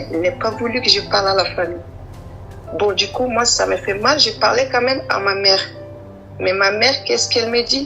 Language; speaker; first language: French; non-native, learner; Arabic